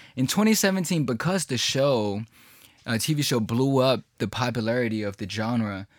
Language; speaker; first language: English; early bilingual, other home language; Chinese